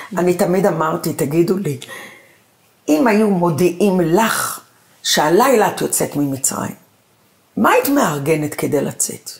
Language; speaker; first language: Hebrew; early bilingual, other home language; Arabic